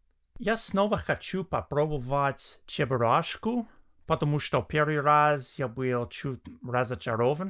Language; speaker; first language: Russian; non-native, fluent; English